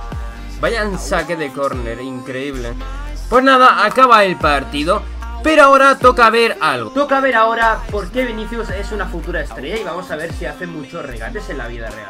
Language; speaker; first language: Spanish; native; Spanish